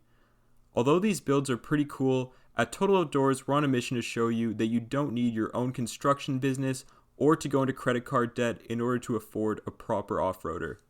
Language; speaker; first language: English; native; English